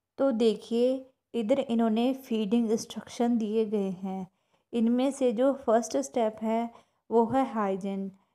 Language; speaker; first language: Hindi; non-native, local second language; Punjabi